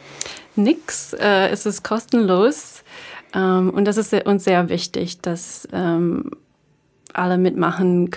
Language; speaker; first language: German; non-native, fluent; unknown